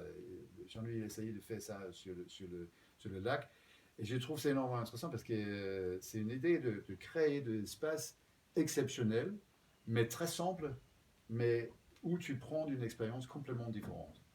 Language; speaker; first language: French; non-native, fluent; Danish